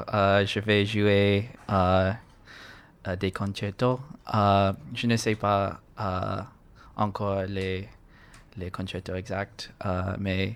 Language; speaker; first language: French; non-native, learner; English